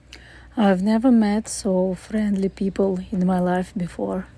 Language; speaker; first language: English; non-native, fluent; Russian